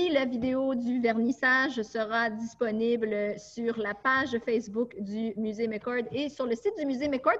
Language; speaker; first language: French; native; French